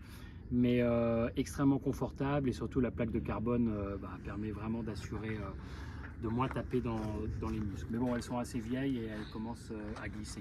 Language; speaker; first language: French; native; French